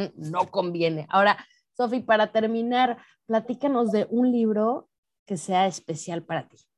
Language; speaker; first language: Spanish; native; Spanish